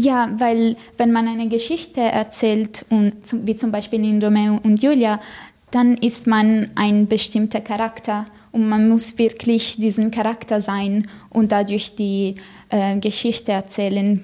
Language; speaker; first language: German; non-native, fluent; Italian